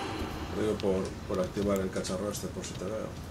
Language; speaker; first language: Spanish; native; Spanish